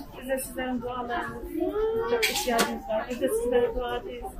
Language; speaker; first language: Turkish; non-native, learner; Uyghur